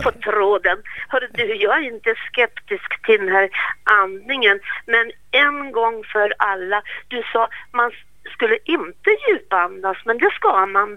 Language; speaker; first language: Swedish; native; Swedish